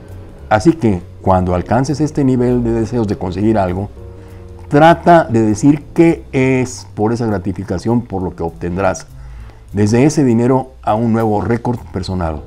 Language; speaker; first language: Spanish; native; Spanish